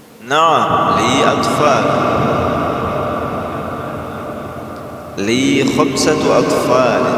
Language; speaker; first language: Arabic; non-native, fluent; Indonesian